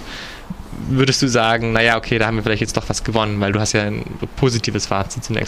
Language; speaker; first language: German; native; German